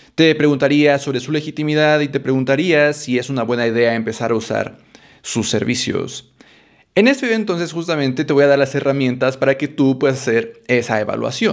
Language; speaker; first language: Spanish; native; Spanish